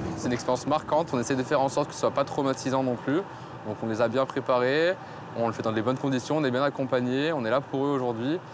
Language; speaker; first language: French; native; French